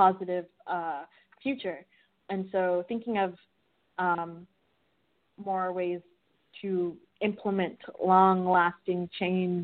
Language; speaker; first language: English; native; English